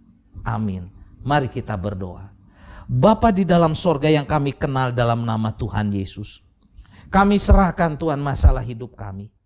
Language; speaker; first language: Indonesian; native; Indonesian